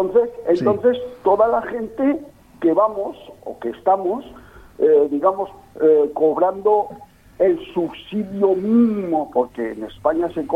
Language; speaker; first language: Spanish; native; Spanish